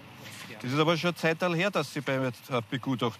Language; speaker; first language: German; native; German